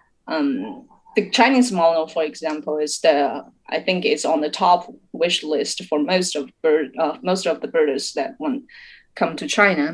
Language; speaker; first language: English; non-native, fluent; Chinese